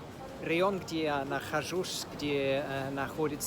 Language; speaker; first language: Russian; non-native, fluent; English